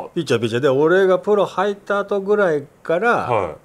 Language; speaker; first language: Japanese; native; Japanese